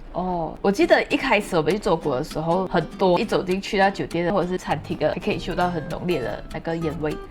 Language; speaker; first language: Chinese; native; Chinese